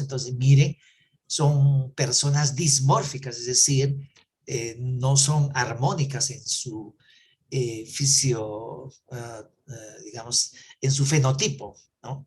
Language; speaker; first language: Spanish; native; Spanish